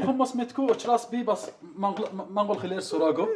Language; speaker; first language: Mongolian; non-native, learner; Arabic